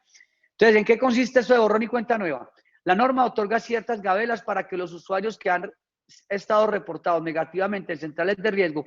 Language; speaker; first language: Spanish; native; Spanish